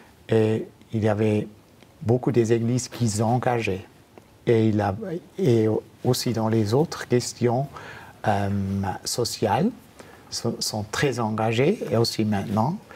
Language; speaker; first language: French; non-native, fluent; German